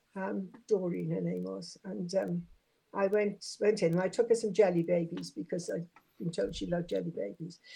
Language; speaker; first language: English; native; English